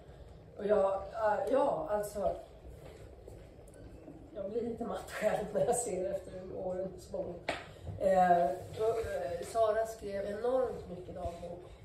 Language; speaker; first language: Swedish; native; Swedish